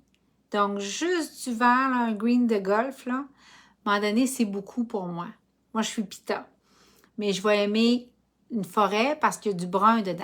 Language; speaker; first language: French; native; French